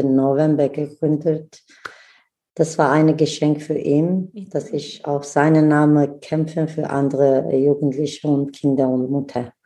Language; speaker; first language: German; non-native, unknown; Kurdish